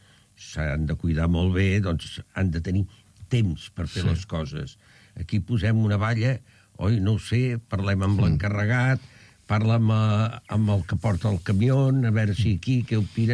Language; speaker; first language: Catalan; native; Catalan